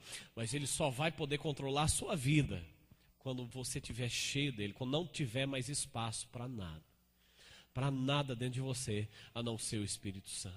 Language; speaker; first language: Portuguese; native; Portuguese